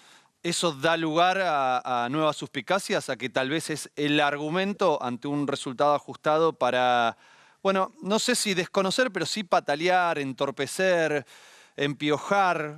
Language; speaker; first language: Spanish; native; Spanish